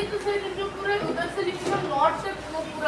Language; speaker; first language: Hindi; native; Hindi